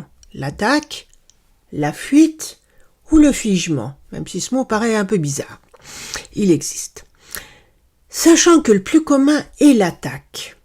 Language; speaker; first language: French; native; French